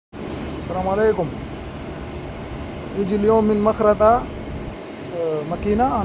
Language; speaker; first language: Arabic; non-native, learner; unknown